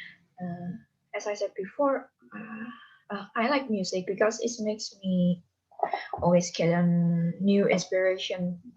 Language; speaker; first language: English; non-native, learner; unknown